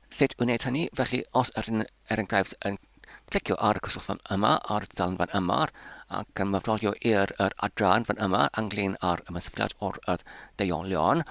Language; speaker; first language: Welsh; non-native, learner; Polish